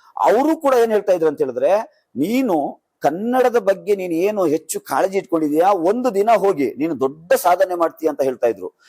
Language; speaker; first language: Kannada; non-native, local second language; Urdu